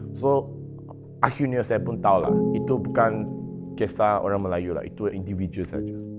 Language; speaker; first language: Malay; non-native, local second language; Chinese